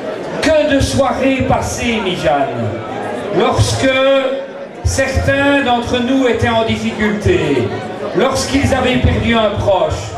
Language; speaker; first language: French; native; French